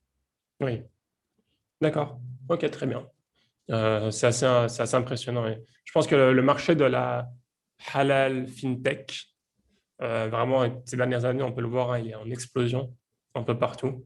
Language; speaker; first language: French; native; French